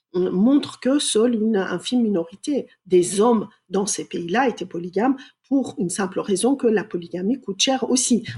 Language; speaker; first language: French; non-native, fluent; Persian